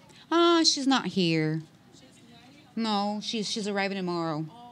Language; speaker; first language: English; non-native, fluent; Portuguese